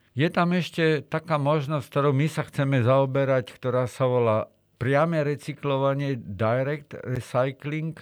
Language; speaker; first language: Slovak; native; Slovak